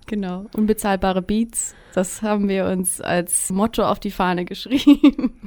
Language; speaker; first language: German; early bilingual, other home language; Russian